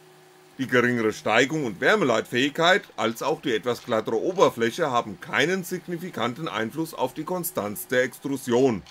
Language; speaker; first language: German; native; German